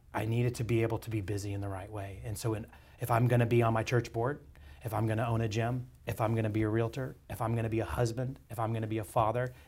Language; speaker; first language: English; native; English